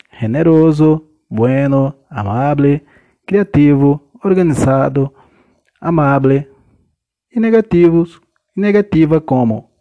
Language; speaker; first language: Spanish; non-native, learner; Portuguese